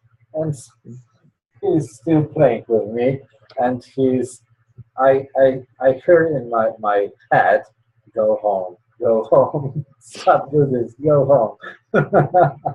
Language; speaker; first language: English; non-native, learner; Polish